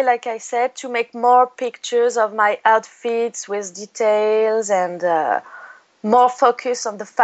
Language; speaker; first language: English; non-native, fluent; French